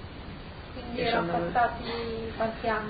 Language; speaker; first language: Italian; native; Italian